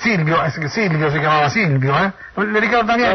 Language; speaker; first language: Italian; native; Italian